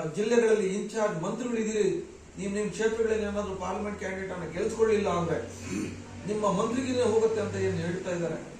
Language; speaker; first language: Kannada; non-native, local second language; Lambadi